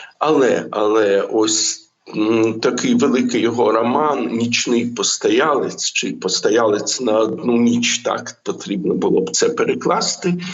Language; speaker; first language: Ukrainian; non-native, local second language; Russian